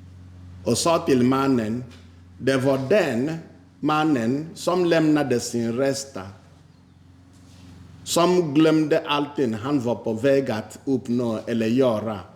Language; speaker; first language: Swedish; non-native, fluent; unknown